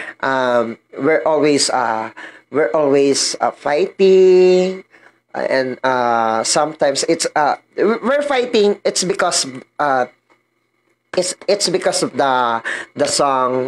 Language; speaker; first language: English; non-native, learner; Filipino